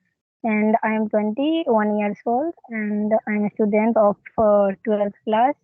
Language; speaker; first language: English; non-native, learner; Hindi